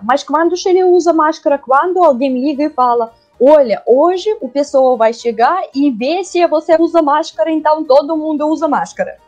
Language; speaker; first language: Portuguese; non-native, learner; Russian